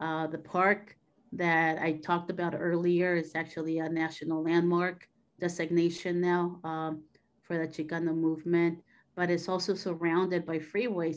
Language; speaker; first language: English; native; English